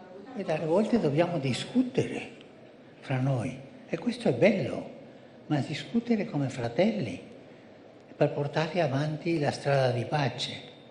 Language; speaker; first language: Italian; non-native, fluent; Spanish